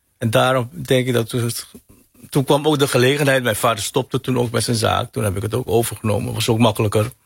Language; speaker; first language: Dutch; early bilingual, other home language; Hakka Chinese